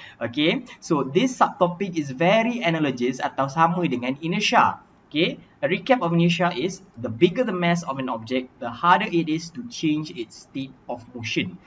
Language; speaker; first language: English; non-native, local second language; Malay